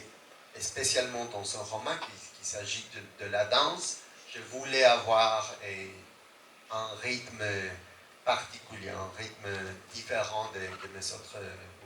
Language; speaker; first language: French; non-native, fluent; Spanish